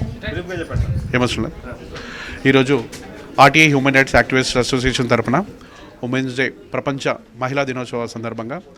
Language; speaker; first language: Telugu; native; Telugu